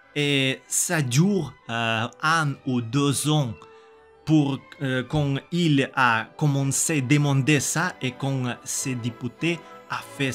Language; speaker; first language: French; non-native, learner; Russian